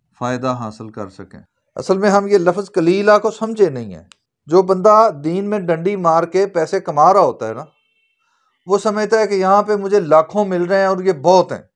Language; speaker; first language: Urdu; native; Urdu